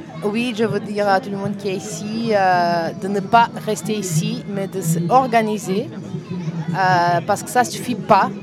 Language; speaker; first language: French; non-native, fluent; Portuguese